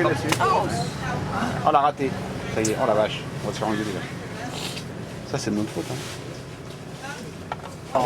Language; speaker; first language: French; native; French